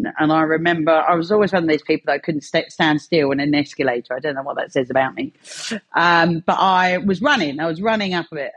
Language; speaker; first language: English; native; English